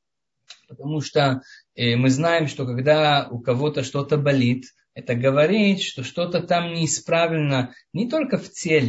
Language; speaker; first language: Russian; early bilingual, heritage; Russian